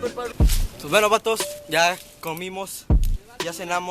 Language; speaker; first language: Spanish; native; Spanish